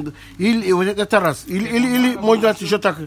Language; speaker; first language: Russian; non-native, fluent; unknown